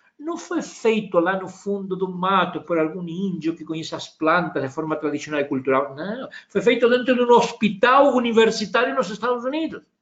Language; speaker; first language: Portuguese; non-native, fluent; Spanish